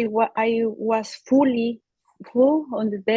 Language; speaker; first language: English; non-native, learner; Spanish